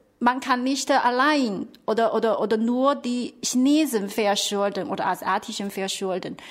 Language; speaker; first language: German; non-native, fluent; Chinese